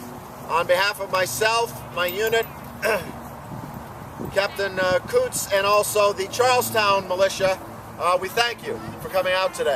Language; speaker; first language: English; native; English